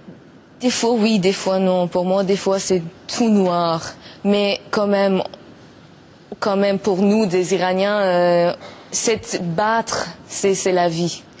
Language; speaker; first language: French; non-native, learner; Persian